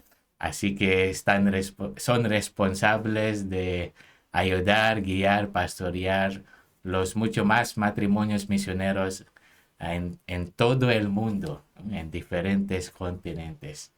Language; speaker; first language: Spanish; non-native, fluent; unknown